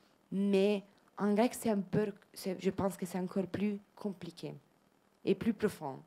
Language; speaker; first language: French; non-native, learner; Italian